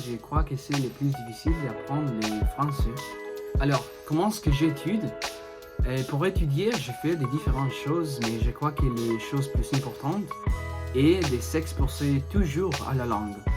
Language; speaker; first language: French; non-native, learner; Spanish